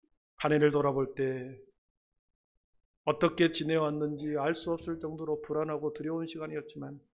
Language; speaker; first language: Korean; native; Korean